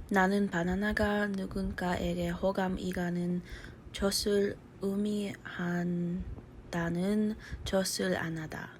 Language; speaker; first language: Korean; early bilingual, heritage; English